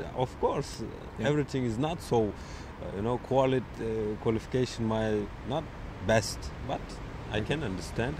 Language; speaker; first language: English; non-native, learner; Uzbek